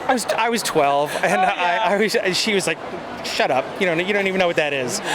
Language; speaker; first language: English; native; English